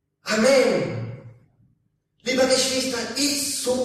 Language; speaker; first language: German; non-native, learner; Italian